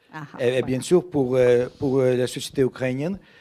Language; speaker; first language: French; non-native, fluent; Russian